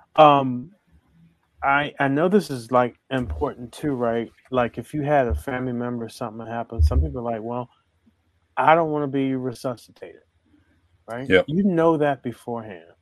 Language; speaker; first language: English; native; English